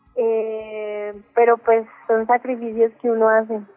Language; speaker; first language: Spanish; native; Spanish